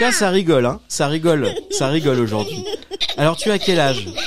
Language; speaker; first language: French; native; French